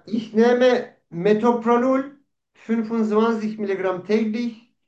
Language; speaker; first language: German; non-native, learner; Turkish